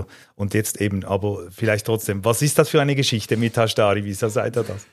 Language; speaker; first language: German; native; German